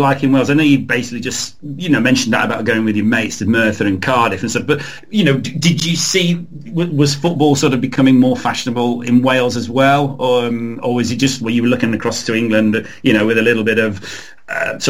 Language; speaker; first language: English; native; English